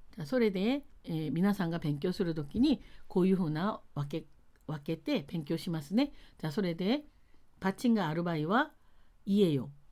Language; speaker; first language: Japanese; non-native, fluent; Korean